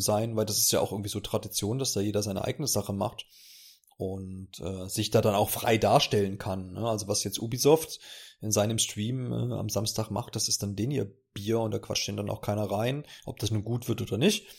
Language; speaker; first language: German; native; German